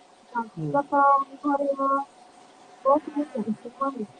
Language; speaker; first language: Indonesian; non-native, learner; Turkish